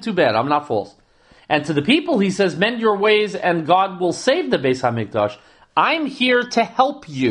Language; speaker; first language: English; native; English